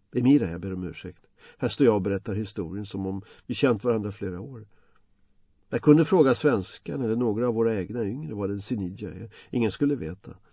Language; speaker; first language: Swedish; non-native, fluent; Bosnian